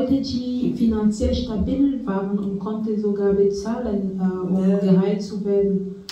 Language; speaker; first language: German; non-native, fluent; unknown